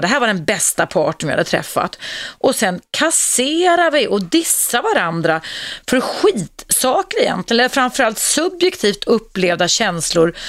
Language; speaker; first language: Swedish; native; Swedish